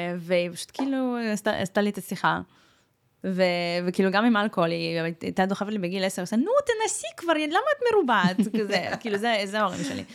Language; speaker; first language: Hebrew; early bilingual, other home language; Russian